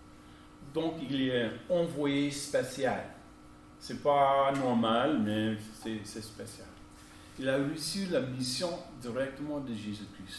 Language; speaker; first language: French; non-native, fluent; English